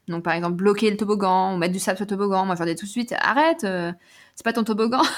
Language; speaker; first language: French; native; French